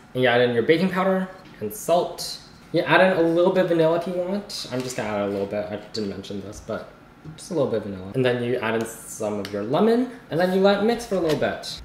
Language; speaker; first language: English; native; English